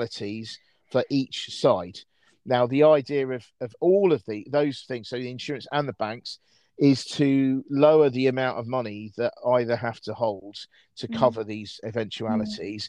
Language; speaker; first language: English; native; English